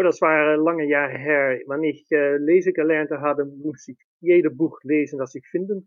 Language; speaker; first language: German; non-native, learner; Dutch